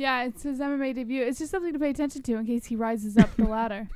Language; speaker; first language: English; native; English